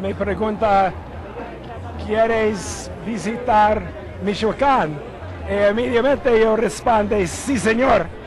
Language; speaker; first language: Spanish; non-native, learner; English